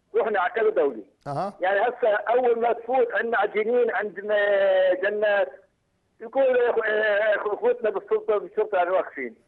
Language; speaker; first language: Arabic; native; Arabic